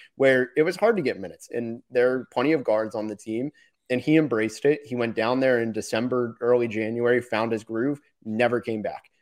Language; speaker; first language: English; native; English